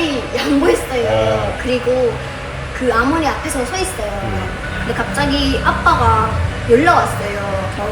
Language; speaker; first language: Korean; non-native, fluent; Indonesian